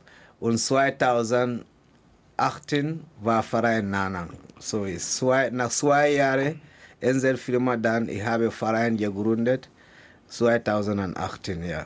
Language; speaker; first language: German; non-native, learner; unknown